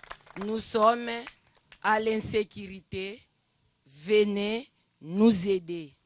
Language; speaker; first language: French; non-native, learner; Lingala